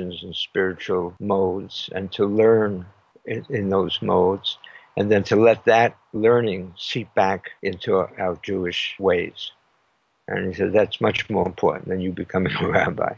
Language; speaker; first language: English; native; English